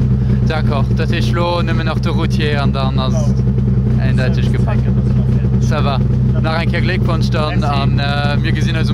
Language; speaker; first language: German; non-native, local second language; Luxembourgish